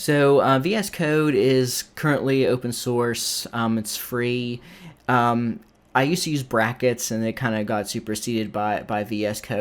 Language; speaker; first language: English; native; English